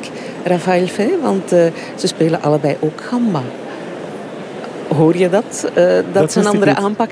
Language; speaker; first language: Dutch; native; Dutch